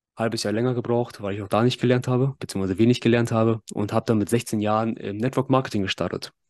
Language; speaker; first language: German; early bilingual, other home language; Russian